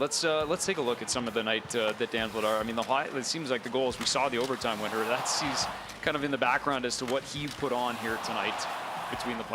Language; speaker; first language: English; native; English